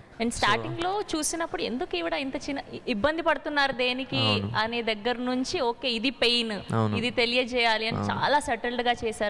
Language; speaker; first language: Telugu; native; Telugu